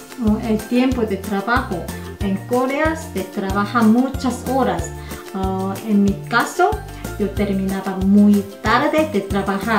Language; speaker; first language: Spanish; non-native, learner; Korean